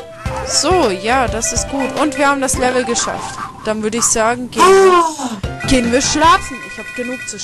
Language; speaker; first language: German; native; German